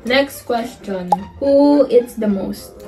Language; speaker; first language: English; non-native, local second language; Filipino